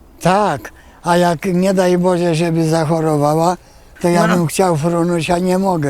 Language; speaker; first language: Polish; native; Polish